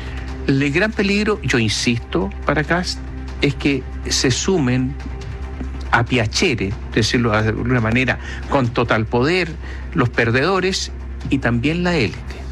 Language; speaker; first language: Spanish; native; Spanish